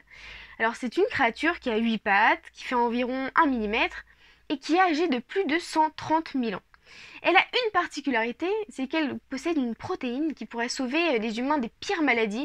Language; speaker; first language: French; native; French